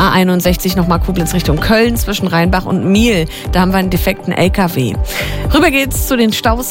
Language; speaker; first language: German; native; German